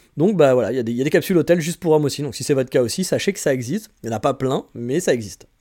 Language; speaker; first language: French; native; French